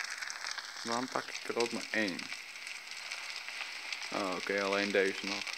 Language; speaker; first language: Dutch; native; Dutch